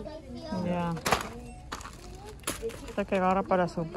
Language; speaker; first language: Spanish; native; Spanish